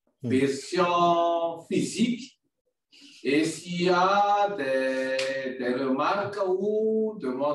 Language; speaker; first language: French; non-native, local second language; Malagasy